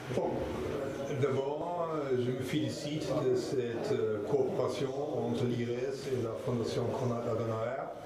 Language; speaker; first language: French; non-native, fluent; German